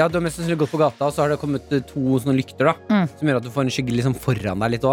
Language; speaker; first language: Norwegian; native; Norwegian